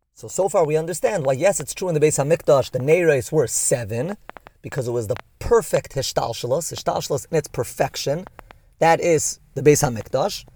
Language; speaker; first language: English; native; English